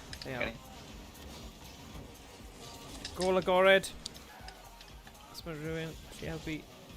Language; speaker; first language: Welsh; non-native, local second language; English